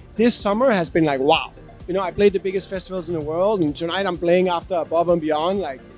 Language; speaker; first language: English; non-native, fluent; Danish